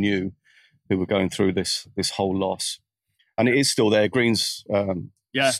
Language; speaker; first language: English; native; English